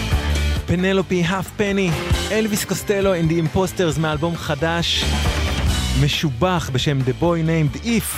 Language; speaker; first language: Hebrew; native; Hebrew